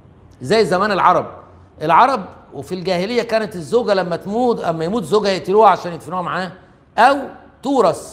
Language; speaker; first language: Arabic; native; Arabic